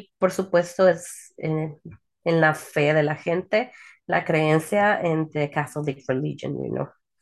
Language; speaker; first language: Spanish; early bilingual, heritage; Spanish